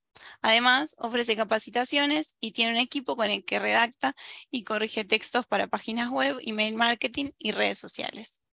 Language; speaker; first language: Spanish; native; Spanish